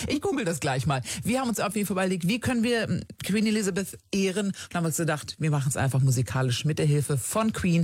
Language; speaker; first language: German; native; German